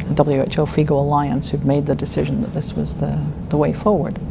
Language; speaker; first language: English; native; English